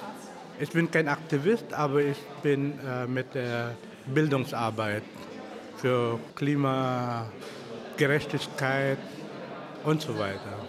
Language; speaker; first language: German; non-native, fluent; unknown